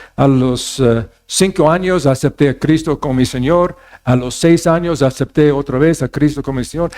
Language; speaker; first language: Spanish; non-native, fluent; English